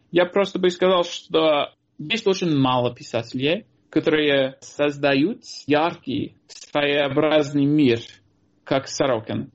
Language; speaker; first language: Russian; non-native, fluent; English